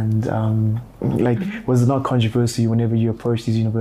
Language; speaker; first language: English; non-native, local second language; Shona